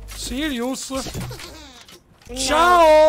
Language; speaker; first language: English; non-native, learner; Italian